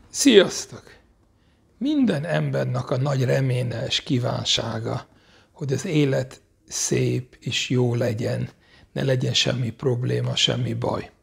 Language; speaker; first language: Hungarian; non-native, fluent; English